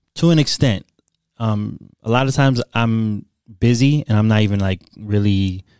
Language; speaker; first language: English; early bilingual, other home language; Haitian Creole